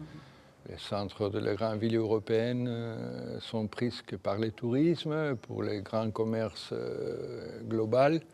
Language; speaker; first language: French; non-native, fluent; Spanish